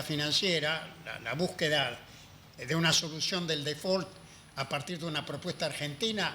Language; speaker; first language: Spanish; native; Spanish